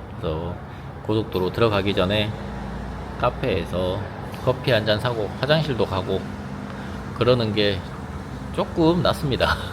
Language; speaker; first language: Korean; native; Korean